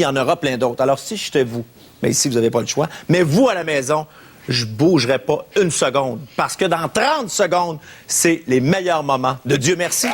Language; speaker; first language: French; native; French